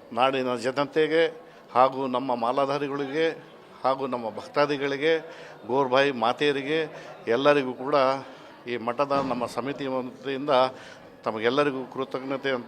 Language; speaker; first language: Kannada; non-native, local second language; Lambadi